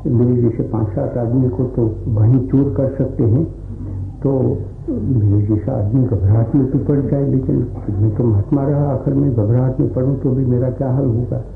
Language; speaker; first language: Hindi; non-native, local second language; Gujarati